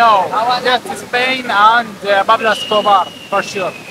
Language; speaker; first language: English; non-native, fluent; Arabic